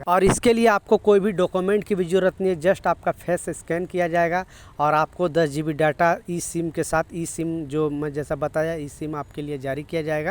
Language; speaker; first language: Hindi; native; Hindi